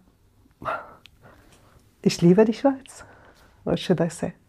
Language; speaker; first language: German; non-native, fluent; Arabic